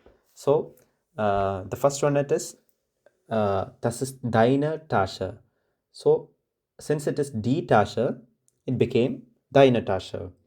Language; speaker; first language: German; non-native, fluent; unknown